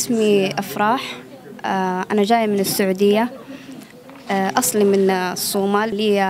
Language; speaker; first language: Arabic; non-native, local second language; Somali